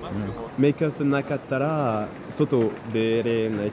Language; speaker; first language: Japanese; non-native, learner; French